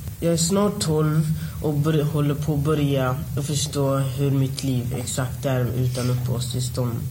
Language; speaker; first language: Swedish; early bilingual, other home language; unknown